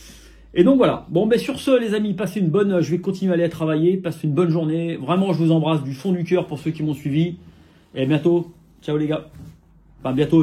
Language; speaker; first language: French; native; French